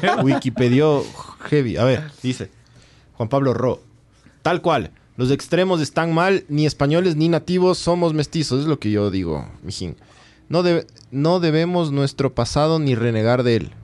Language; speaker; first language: Spanish; native; Spanish